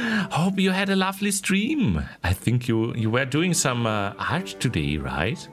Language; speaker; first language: English; non-native, fluent; German